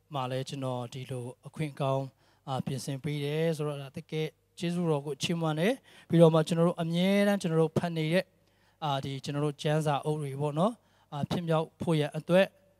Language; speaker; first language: Burmese; non-native, local second language; Tedim Chin